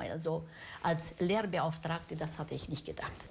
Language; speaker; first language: German; non-native, fluent; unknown